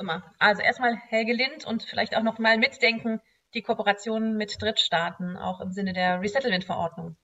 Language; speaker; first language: German; native; German